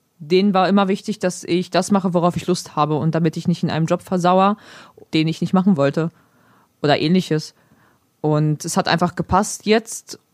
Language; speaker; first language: German; early bilingual, other home language; Polish